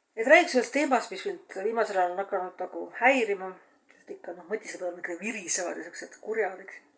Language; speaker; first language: Estonian; native; Estonian